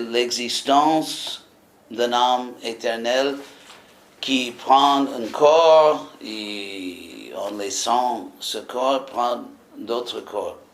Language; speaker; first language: French; non-native, fluent; English